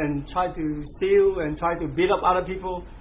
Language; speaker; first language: English; non-native, local second language; Cantonese